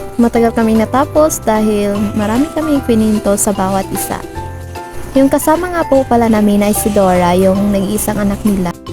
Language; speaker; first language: Filipino; non-native, local second language; Cebuano